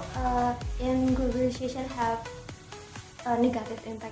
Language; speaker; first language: English; non-native, learner; Indonesian